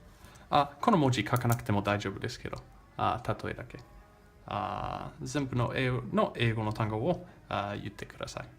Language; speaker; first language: Japanese; non-native, learner; English